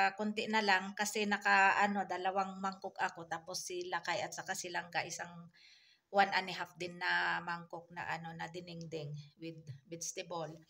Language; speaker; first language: Filipino; non-native, local second language; Iloko